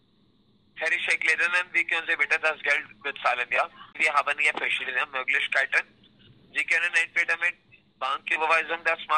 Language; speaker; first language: German; non-native, learner; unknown